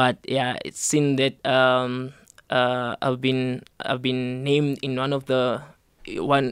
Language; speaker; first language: English; non-native, local second language; Southern Sotho